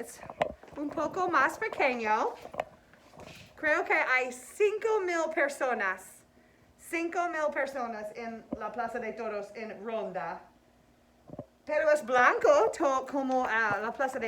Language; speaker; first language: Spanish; non-native, fluent; English